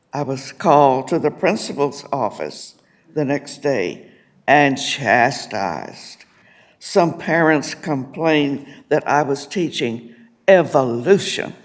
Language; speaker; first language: English; native; English